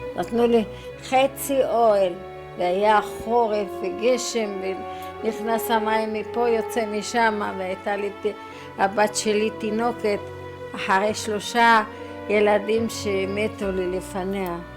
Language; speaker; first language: Hebrew; non-native, fluent; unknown